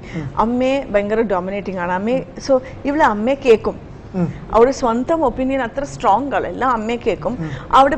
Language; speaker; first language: Malayalam; non-native, learner; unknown